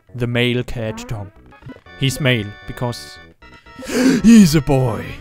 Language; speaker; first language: English; non-native, learner; German